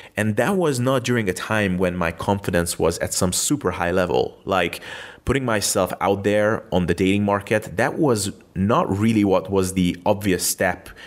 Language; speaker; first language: English; non-native, fluent; Hungarian